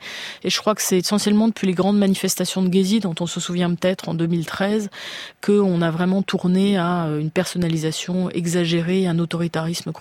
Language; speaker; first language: French; native; French